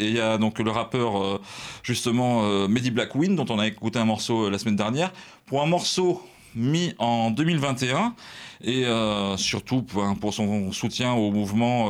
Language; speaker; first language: French; native; French